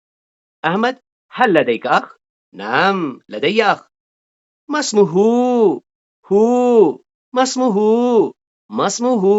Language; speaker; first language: Arabic; non-native, fluent; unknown